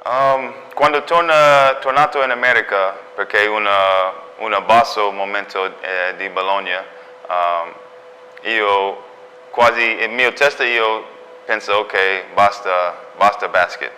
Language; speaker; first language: Italian; non-native, learner; English